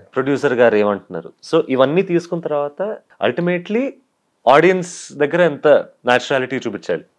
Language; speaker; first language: Telugu; native; Telugu